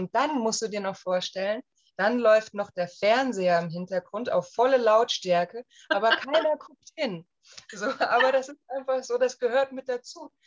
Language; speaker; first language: German; native; German